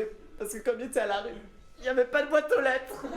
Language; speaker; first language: French; native; French